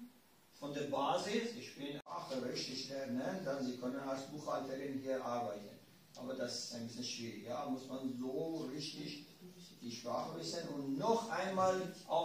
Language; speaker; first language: German; non-native, learner; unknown